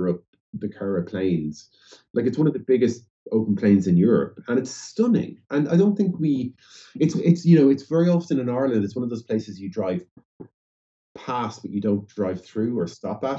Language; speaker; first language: English; native; English